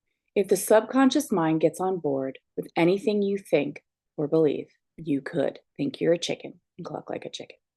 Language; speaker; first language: English; native; English